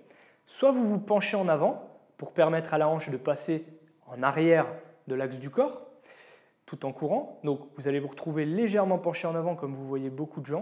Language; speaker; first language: French; native; French